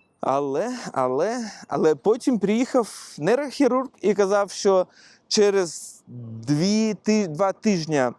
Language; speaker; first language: Ukrainian; non-native, local second language; Russian